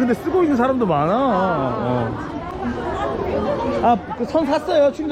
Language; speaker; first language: Korean; native; Korean